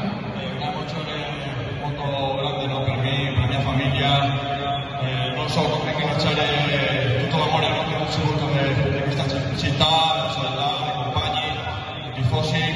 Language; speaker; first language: Italian; non-native, learner; Spanish